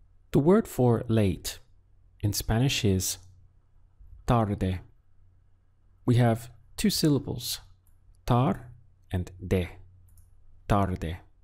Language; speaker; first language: English; native; English